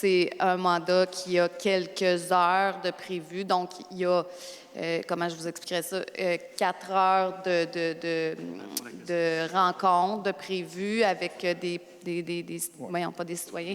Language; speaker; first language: French; native; French